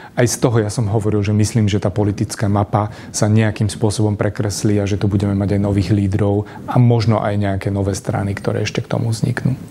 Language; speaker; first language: Slovak; native; Slovak